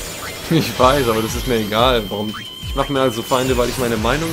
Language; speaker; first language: German; native; German